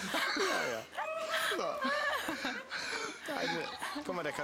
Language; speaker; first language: German; native; German